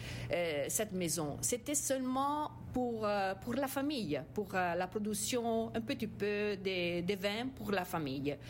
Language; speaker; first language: French; non-native, fluent; Italian